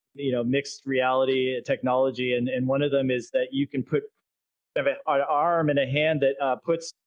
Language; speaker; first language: English; native; English